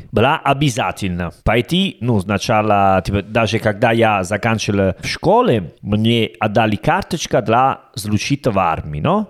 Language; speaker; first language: Russian; non-native, learner; Italian